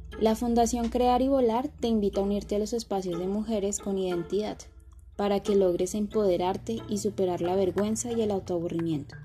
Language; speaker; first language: Spanish; native; Spanish